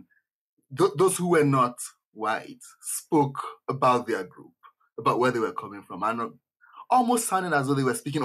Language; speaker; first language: English; non-native, local second language; Yoruba